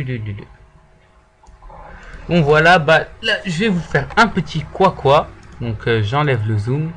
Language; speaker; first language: French; native; French